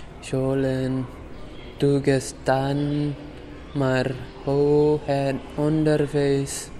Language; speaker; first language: Dutch; non-native, learner; Indonesian